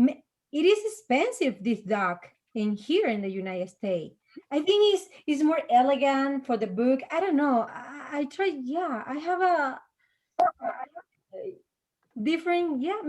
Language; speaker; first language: English; non-native, learner; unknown